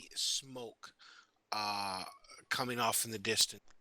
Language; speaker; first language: English; native; English